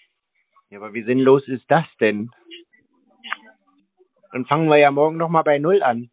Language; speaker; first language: German; native; German